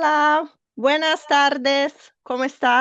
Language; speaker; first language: Spanish; non-native, fluent; Portuguese